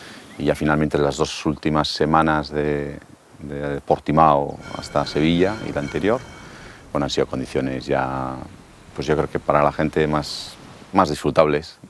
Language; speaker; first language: Spanish; native; Spanish